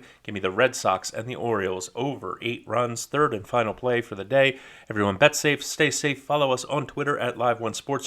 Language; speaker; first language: English; native; English